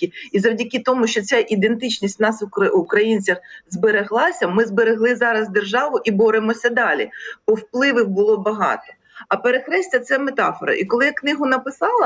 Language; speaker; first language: Ukrainian; native; Ukrainian